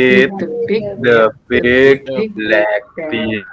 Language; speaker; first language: English; non-native, learner; Indonesian